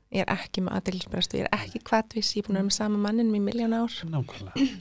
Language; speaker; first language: Icelandic; non-native, local second language; Swedish